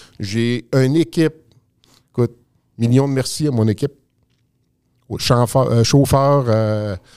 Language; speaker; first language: French; native; French